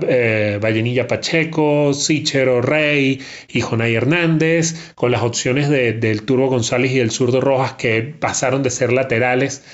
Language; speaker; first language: Spanish; native; Spanish